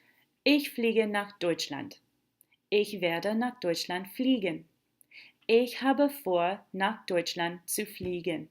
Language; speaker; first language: German; non-native, fluent; English